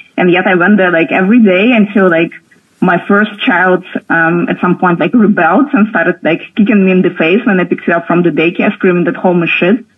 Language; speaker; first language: English; non-native, fluent; Russian